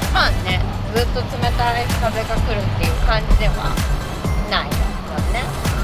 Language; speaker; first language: Japanese; native; Japanese